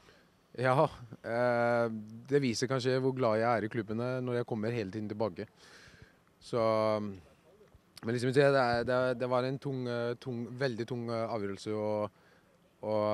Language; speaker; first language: Norwegian; non-native, fluent; Icelandic